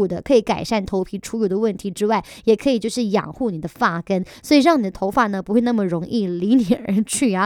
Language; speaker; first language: Chinese; native; Chinese